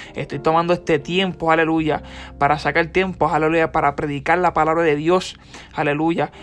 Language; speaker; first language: Spanish; early bilingual, heritage; Spanish